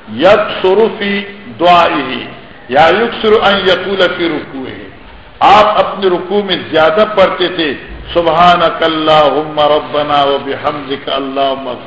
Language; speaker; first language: Urdu; non-native, local second language; Northern Hindko